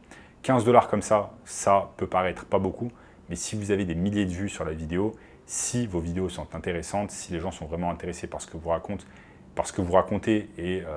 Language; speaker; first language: French; native; French